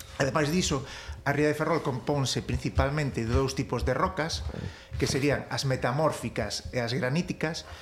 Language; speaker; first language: Galician; native; Galician